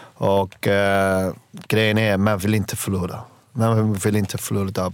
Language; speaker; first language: Swedish; non-native, learner; English